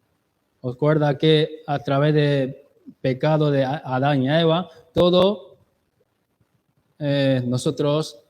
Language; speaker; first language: Spanish; non-native, learner; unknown